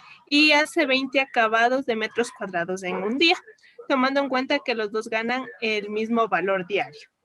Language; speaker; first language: Spanish; native; Spanish